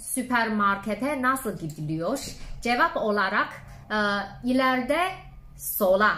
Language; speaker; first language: Turkish; non-native, fluent; Chinese